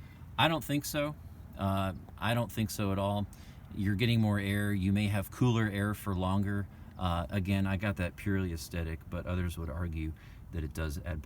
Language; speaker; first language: English; native; English